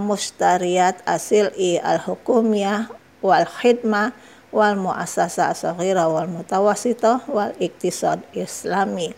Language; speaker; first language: Arabic; non-native, fluent; Indonesian